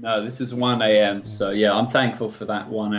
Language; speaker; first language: English; native; English